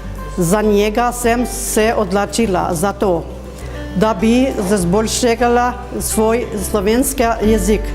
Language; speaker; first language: Slovenian; non-native, learner; Albanian